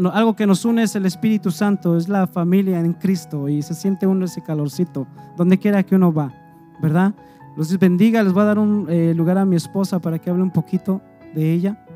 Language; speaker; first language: Spanish; native; Spanish